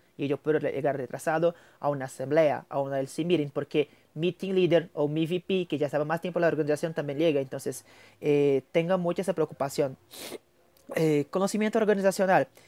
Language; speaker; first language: Spanish; non-native, fluent; Portuguese